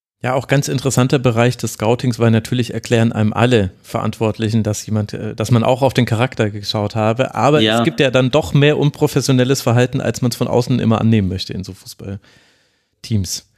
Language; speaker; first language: German; native; German